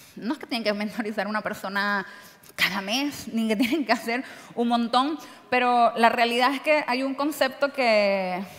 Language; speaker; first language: Spanish; native; Spanish